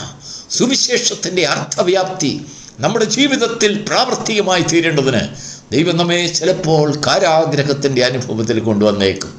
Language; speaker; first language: Malayalam; native; Malayalam